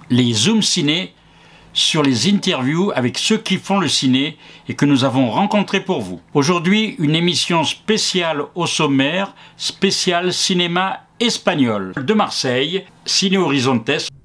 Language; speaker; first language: French; native; French